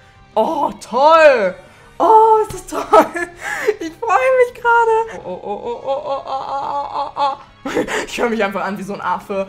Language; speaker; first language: German; native; German